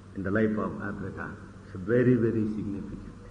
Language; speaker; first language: English; non-native, local second language; Tamil